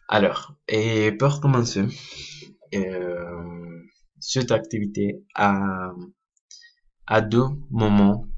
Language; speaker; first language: French; non-native, learner; Spanish